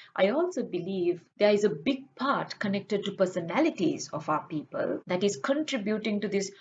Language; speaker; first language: English; non-native, local second language; Sinhala